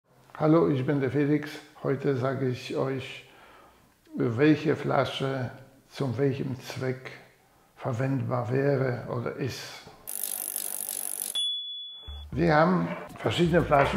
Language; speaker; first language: German; non-native, fluent; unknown